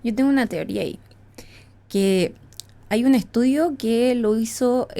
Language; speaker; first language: Spanish; native; Spanish